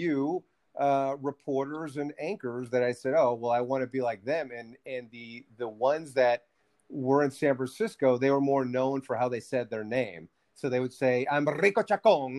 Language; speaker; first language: English; early bilingual, other home language; Spanish